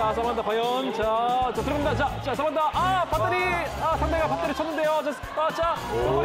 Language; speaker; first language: Korean; native; Korean